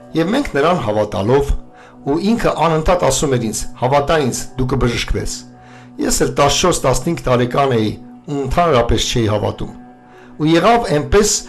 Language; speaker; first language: Armenian; non-native, local second language; Kurdish